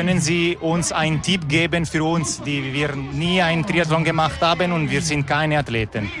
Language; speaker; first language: German; non-native, local second language; Italian